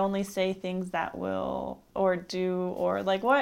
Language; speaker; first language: English; native; English